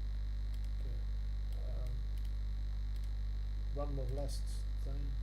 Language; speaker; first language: English; non-native, learner; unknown